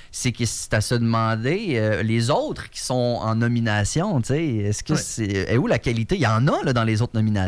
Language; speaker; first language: French; native; French